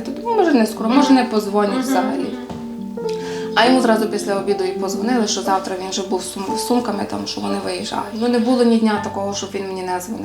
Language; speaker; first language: Ukrainian; native; Ukrainian